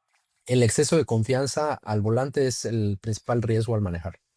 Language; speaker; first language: Spanish; native; Spanish